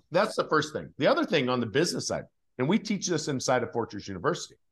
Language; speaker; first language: English; native; English